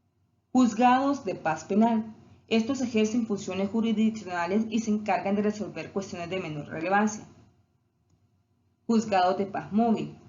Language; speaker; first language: Spanish; native; Spanish